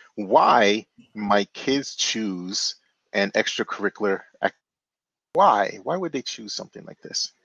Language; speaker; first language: English; native; English